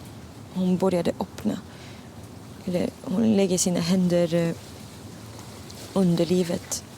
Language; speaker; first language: Swedish; early bilingual, other home language; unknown